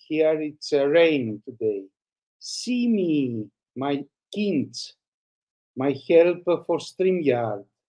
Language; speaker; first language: English; non-native, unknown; Greek